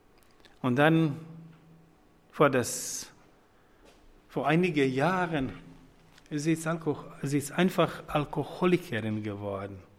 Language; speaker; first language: German; non-native, fluent; Croatian